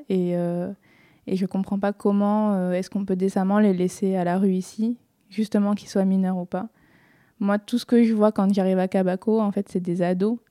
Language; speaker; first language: French; native; French